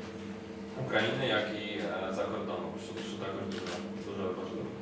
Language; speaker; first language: Ukrainian; non-native, fluent; Polish